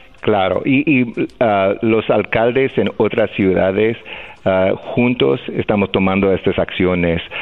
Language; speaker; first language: Spanish; non-native, fluent; English